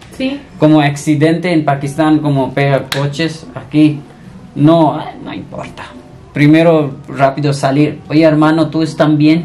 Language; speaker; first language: Spanish; non-native, learner; Punjabi